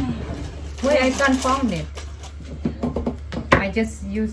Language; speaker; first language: English; non-native, learner; Indonesian